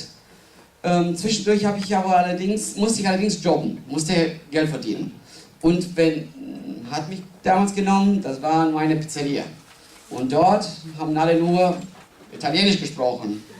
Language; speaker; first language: German; non-native, fluent; Romanian